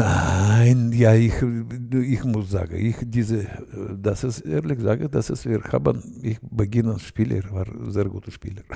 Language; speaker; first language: German; non-native, learner; Russian